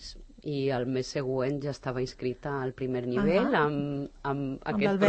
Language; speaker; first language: Catalan; non-native, fluent; Portuguese